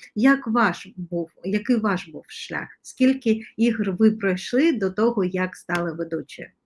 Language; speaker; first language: Ukrainian; non-native, local second language; Russian